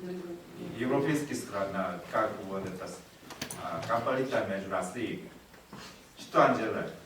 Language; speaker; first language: Russian; non-native, learner; Korean